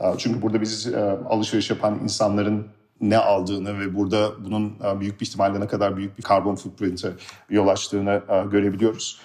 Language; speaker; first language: Turkish; early bilingual, heritage; Turkish